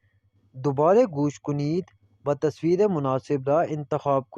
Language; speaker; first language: Persian; non-native, fluent; Urdu